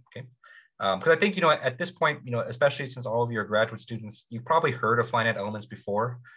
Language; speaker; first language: English; native; English